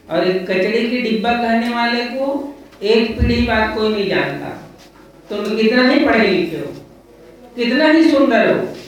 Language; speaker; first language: Hindi; native; Hindi